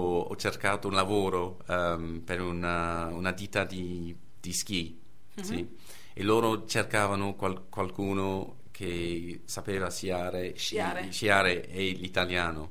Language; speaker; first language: Italian; non-native, fluent; English